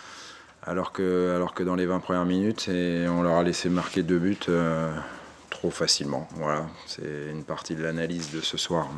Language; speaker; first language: French; native; French